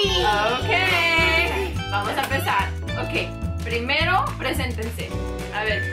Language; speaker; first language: Spanish; early bilingual, heritage; Spanish